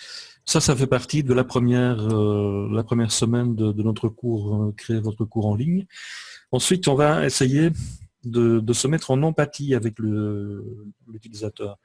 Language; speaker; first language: French; native; French